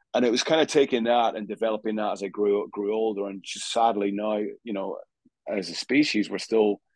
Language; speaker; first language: English; native; English